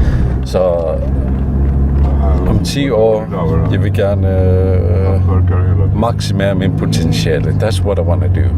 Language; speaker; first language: Danish; non-native, local second language; Kalaallisut